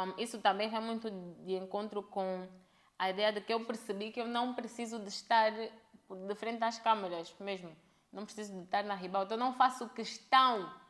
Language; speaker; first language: Portuguese; native; Portuguese